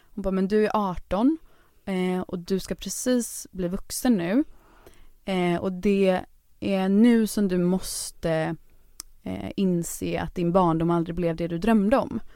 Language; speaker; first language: Swedish; native; Swedish